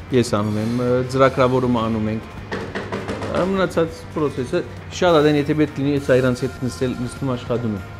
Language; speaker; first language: Armenian; early bilingual, heritage; Armenian